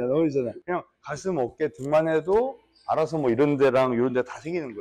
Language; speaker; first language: Korean; native; Korean